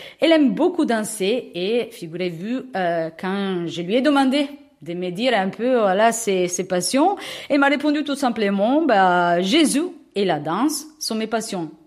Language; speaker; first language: French; non-native, fluent; Italian